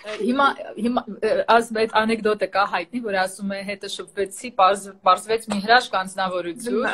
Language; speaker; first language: Armenian; native; Armenian